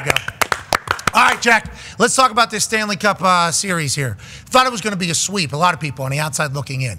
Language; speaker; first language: English; native; English